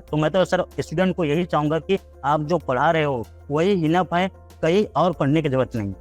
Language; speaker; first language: Hindi; native; Hindi